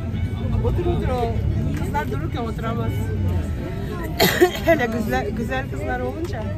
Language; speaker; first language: Turkish; non-native, learner; Kazakh